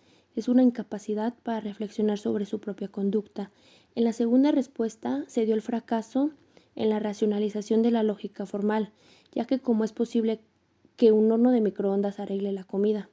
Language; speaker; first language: Spanish; native; Spanish